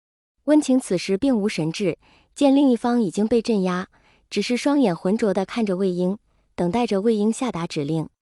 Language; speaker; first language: Chinese; native; Chinese